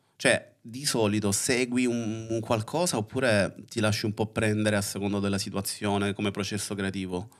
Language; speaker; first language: Italian; native; Italian